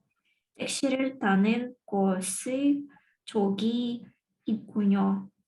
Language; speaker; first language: Korean; non-native, learner; Russian